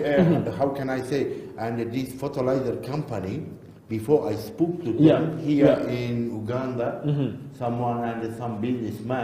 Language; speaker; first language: English; non-native, learner; Turkish